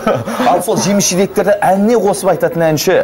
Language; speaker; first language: Kazakh; native; Kazakh